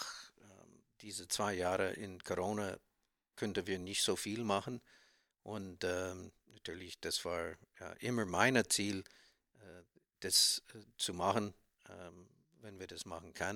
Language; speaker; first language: German; non-native, learner; English